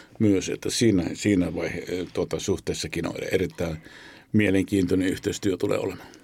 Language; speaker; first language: Finnish; non-native, fluent; Arabic